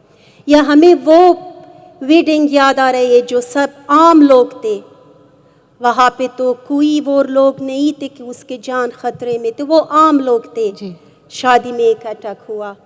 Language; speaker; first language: Hindi; non-native, fluent; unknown